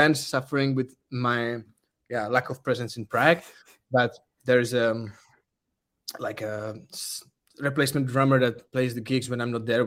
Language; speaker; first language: English; non-native, fluent; Czech